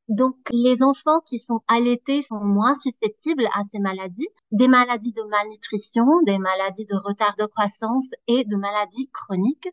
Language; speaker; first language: French; non-native, fluent; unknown